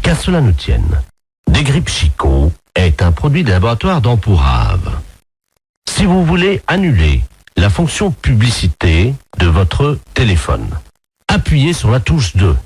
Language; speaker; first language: French; native; French